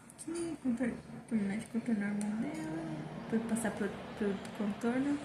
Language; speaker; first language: Portuguese; native; Portuguese